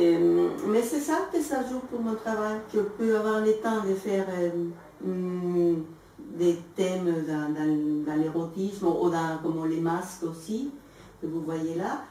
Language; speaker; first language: French; non-native, fluent; Spanish